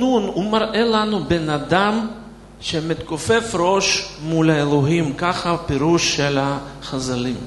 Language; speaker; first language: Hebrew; non-native, fluent; Russian